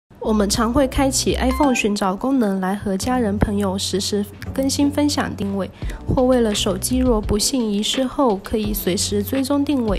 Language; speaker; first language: Chinese; native; Chinese